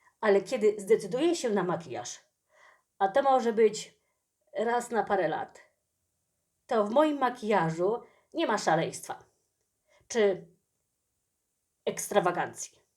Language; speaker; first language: Polish; native; Polish